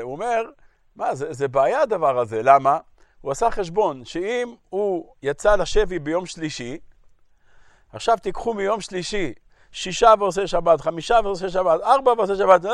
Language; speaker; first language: Hebrew; native; Hebrew